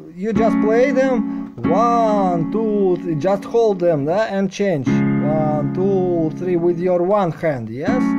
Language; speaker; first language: English; non-native, fluent; Russian